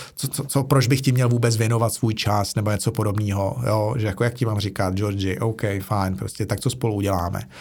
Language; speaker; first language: Czech; native; Czech